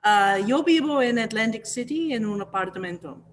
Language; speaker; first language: Spanish; non-native, learner; English